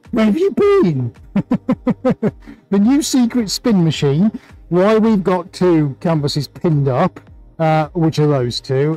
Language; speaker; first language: English; native; English